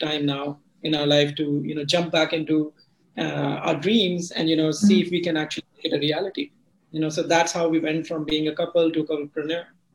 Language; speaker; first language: English; non-native, local second language; Hindi